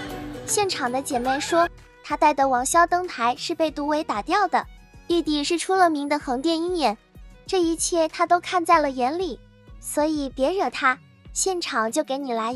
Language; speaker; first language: Chinese; native; Chinese